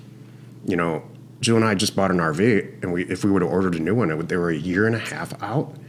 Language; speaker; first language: English; native; English